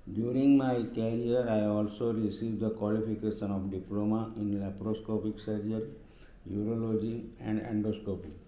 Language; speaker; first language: English; non-native, local second language; Gujarati